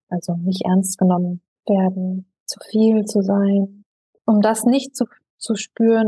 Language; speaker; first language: German; native; German